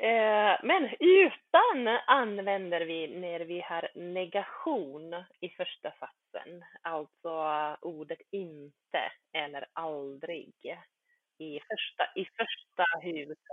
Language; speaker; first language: Swedish; early bilingual, other home language; Bosnian